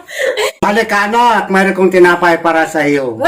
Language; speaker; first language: Filipino; non-native, local second language; Cebuano